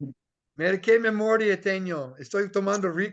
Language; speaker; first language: Spanish; non-native, fluent; English